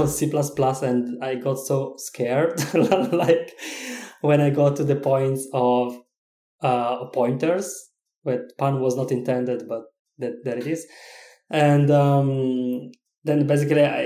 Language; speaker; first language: English; non-native, fluent; Italian